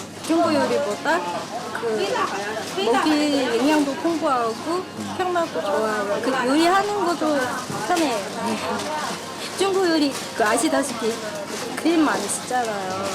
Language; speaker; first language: Korean; non-native, learner; Chinese